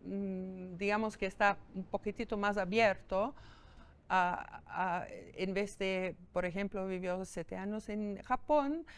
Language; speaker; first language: Spanish; non-native, fluent; German